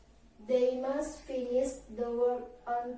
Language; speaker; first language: English; non-native, learner; Indonesian